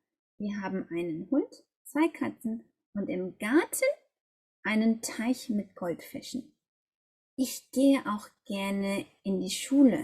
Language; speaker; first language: German; non-native, fluent; English